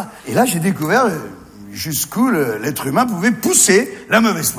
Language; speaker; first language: French; native; French